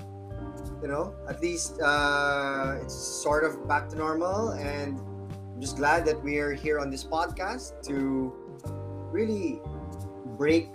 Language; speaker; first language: English; non-native, local second language; Filipino